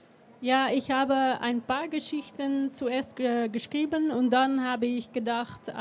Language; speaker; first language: German; non-native, learner; Dutch